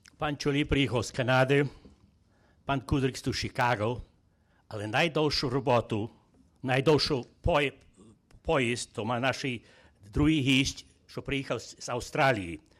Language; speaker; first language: Ukrainian; early bilingual, heritage; Ukrainian